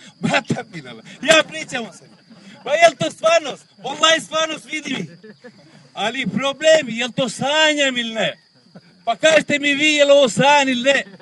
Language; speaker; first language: Bosnian; non-native, local second language; Romany